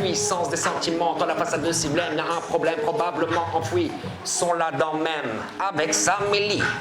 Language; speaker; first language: French; native; French